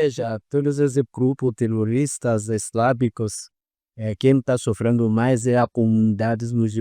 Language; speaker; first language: Portuguese; non-native, fluent; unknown